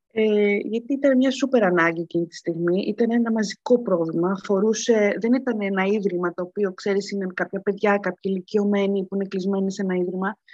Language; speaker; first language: Greek; native; Greek